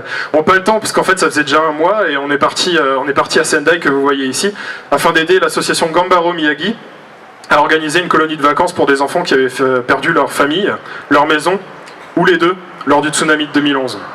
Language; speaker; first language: French; native; French